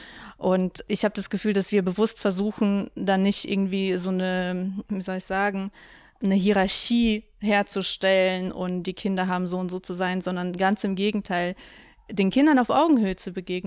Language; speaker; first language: German; native; German